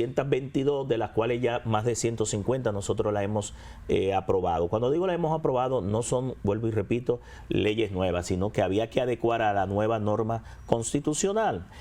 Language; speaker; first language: Spanish; native; Spanish